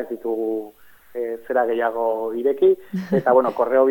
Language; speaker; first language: Basque; native; Basque